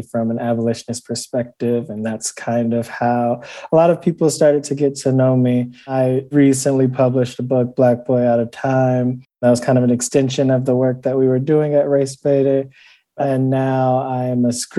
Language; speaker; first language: English; native; English